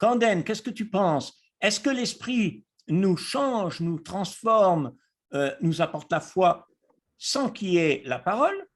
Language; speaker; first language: French; native; French